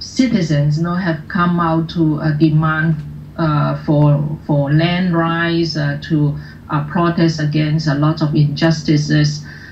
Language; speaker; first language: English; non-native, local second language; Cantonese